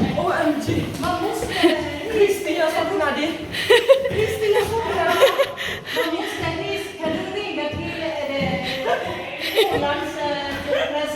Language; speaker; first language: Swedish; early bilingual, other home language; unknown